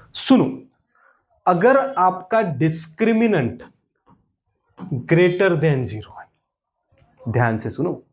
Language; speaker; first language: Hindi; non-native, local second language; Marathi